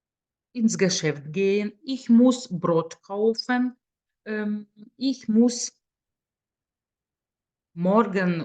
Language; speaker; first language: German; non-native, fluent; Lithuanian